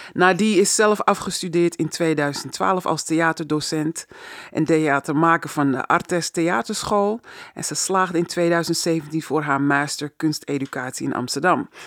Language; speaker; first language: Dutch; native; Dutch